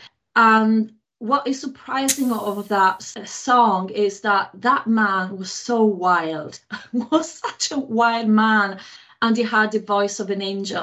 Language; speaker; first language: English; non-native, fluent; Italian